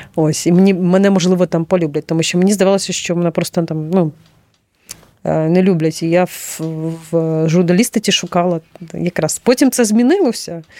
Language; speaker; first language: Ukrainian; non-native, local second language; Russian